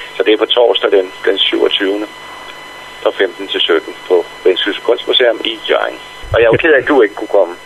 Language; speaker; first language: Danish; native; Danish